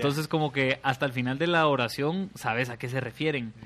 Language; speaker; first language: Spanish; native; Spanish